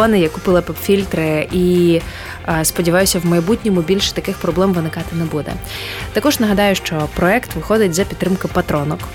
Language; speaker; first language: Ukrainian; non-native, local second language; Russian